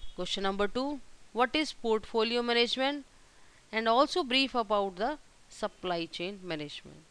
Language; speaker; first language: English; non-native, local second language; Hindi